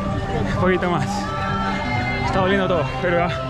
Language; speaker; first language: Spanish; native; Spanish